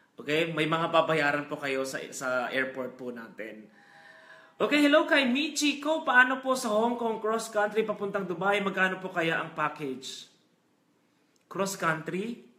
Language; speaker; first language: Filipino; non-native, local second language; Hiligaynon